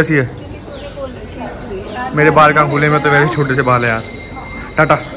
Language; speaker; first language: Hindi; native; Hindi